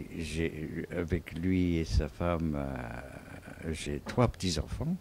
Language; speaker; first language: French; non-native, fluent; English